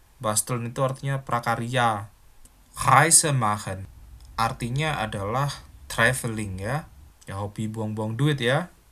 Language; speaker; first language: Indonesian; native; Indonesian